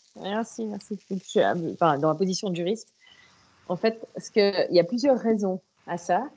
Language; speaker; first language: French; native; French